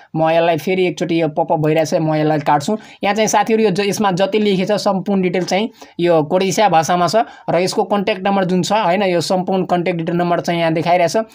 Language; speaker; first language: Nepali; non-native, local second language; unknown